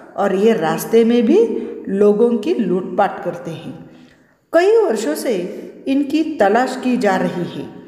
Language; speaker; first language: Hindi; non-native, local second language; Marathi